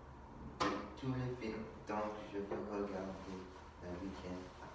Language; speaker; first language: French; non-native, learner; English